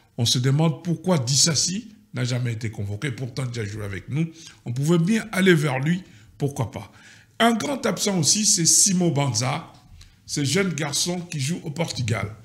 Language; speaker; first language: French; non-native, local second language; Lingala